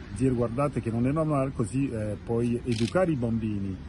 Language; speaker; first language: Italian; non-native, fluent; French